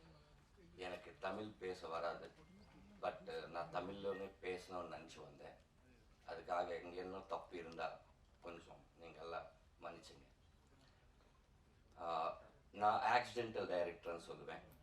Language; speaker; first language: Tamil; non-native, learner; Telugu